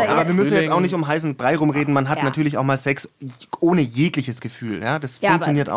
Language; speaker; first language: German; native; German